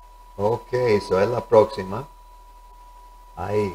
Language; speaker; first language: Spanish; early bilingual, heritage; Spanish